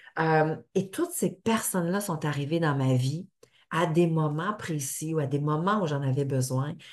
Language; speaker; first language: French; native; French